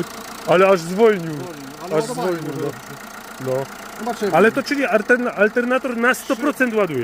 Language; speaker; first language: Polish; native; Polish